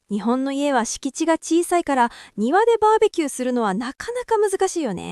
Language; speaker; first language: Japanese; native; Japanese